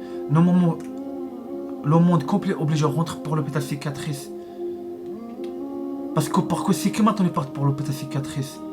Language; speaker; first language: French; non-native, learner; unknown